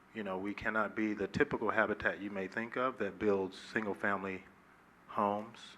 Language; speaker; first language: English; native; English